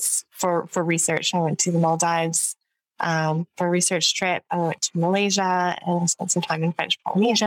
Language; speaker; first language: English; native; English